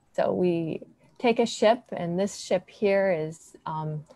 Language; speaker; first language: English; native; English